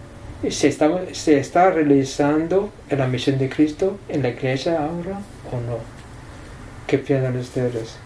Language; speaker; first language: Spanish; non-native, fluent; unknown